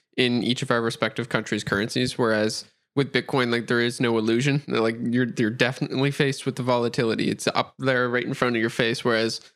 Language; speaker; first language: English; native; English